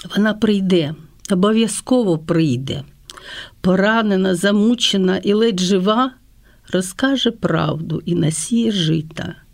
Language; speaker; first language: Ukrainian; non-native, local second language; Russian